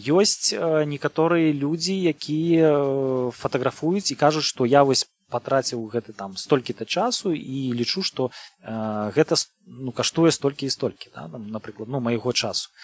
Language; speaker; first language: Belarusian; native; Belarusian